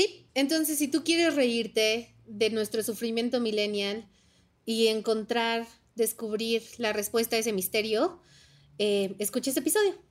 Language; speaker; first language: Spanish; native; Spanish